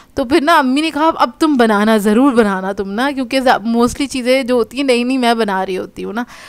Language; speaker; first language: Hindi; native; Hindi